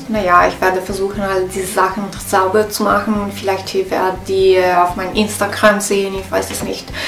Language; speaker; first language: German; non-native, learner; Italian